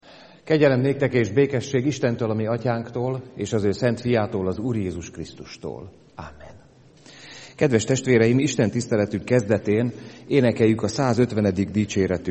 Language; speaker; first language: Hungarian; native; Hungarian